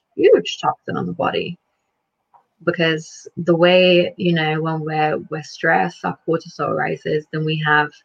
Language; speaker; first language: English; early bilingual, other home language; Lithuanian